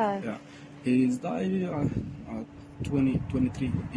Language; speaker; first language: English; non-native, learner; Arabic